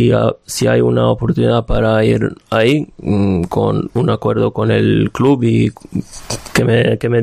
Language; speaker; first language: Spanish; non-native, fluent; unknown